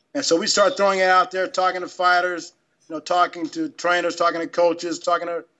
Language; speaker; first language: English; native; English